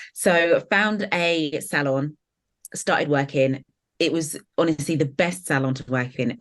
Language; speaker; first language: English; native; English